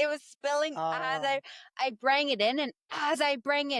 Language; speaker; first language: English; native; English